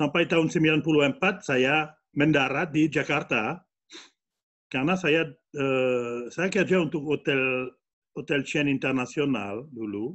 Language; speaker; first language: Indonesian; non-native, fluent; French